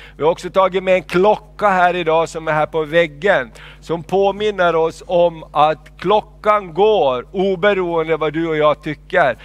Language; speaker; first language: Swedish; non-native, fluent; Spanish